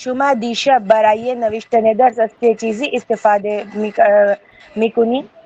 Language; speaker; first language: Persian; non-native, learner; Urdu